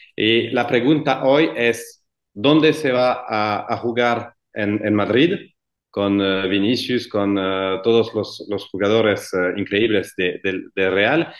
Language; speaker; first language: Spanish; non-native, fluent; French